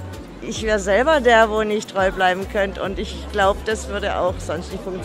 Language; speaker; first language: German; native; German